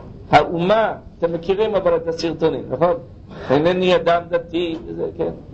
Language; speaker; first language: Hebrew; non-native, fluent; English